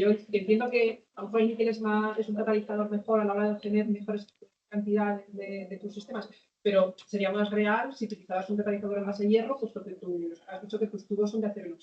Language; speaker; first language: Spanish; native; Spanish